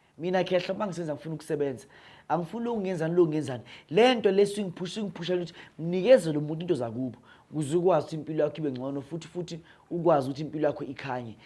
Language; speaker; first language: Zulu; non-native, local second language; Northern Sotho